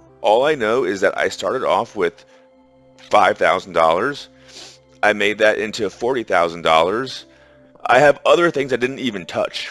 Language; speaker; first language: English; native; English